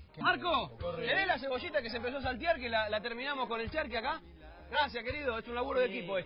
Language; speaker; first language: Spanish; native; Spanish